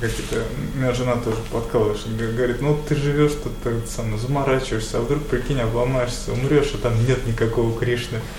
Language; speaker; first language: Russian; native; Russian